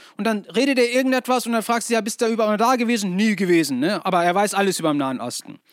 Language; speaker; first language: German; non-native, fluent; English